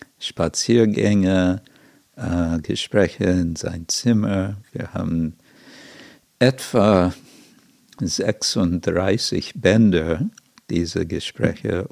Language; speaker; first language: German; non-native, fluent; English